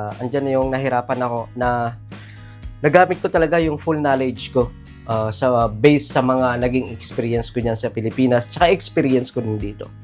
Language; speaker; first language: Filipino; non-native, local second language; Iloko